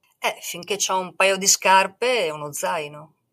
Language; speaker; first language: Italian; native; Italian